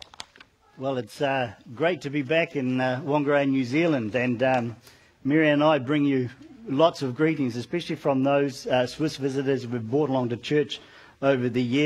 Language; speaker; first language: English; native; English